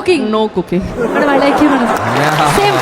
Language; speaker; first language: Tamil; native; Tamil